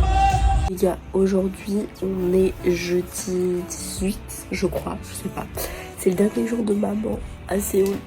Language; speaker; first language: French; native; French